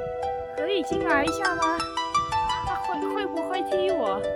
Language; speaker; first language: Chinese; non-native, learner; Vietnamese